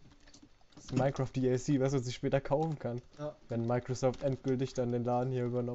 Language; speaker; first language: German; native; German